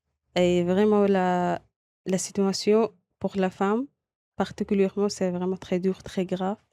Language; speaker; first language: French; non-native, learner; Arabic